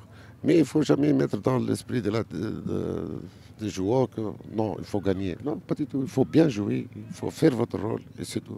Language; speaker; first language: French; non-native, local second language; Arabic